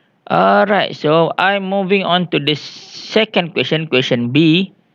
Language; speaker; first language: English; non-native, local second language; Malay